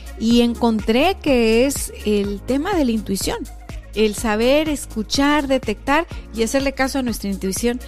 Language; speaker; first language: Spanish; native; Spanish